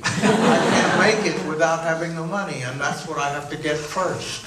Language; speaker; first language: English; native; English